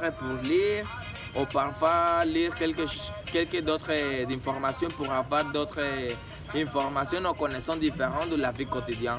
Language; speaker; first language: French; non-native, learner; Spanish